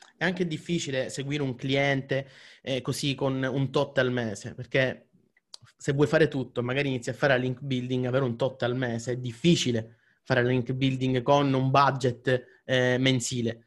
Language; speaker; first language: Italian; native; Italian